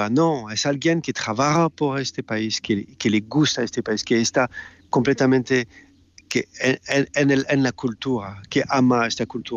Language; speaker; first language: Spanish; non-native, fluent; French